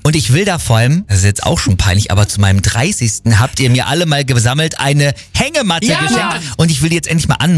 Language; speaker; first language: German; native; German